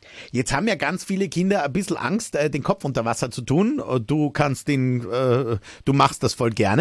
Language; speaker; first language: German; native; German